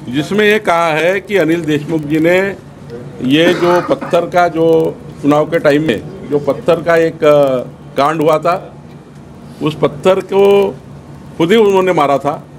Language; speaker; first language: Hindi; non-native, local second language; Marathi